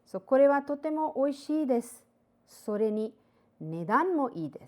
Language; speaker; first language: Japanese; non-native, fluent; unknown